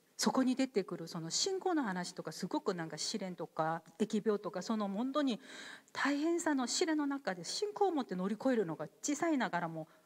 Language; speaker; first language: Japanese; non-native, fluent; Korean